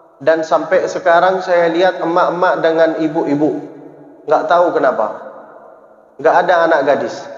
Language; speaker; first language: Malay; early bilingual, heritage; Malay